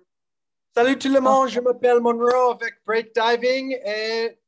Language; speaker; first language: French; non-native, learner; English